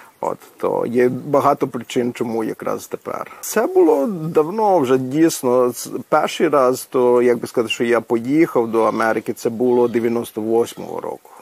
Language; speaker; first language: Ukrainian; early bilingual, heritage; Ukrainian